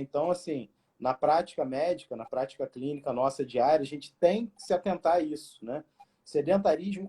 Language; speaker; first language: Portuguese; native; Portuguese